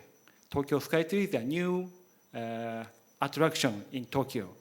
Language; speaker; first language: English; non-native, learner; Japanese